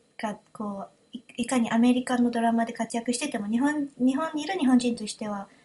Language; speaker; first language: Japanese; early bilingual, heritage; Japanese